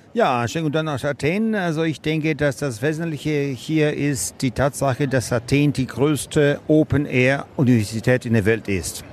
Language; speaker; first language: German; non-native, fluent; Greek